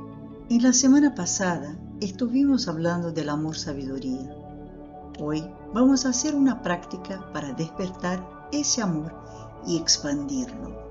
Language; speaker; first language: Spanish; non-native, fluent; Portuguese